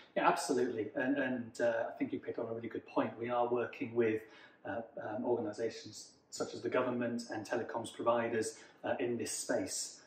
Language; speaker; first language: English; native; English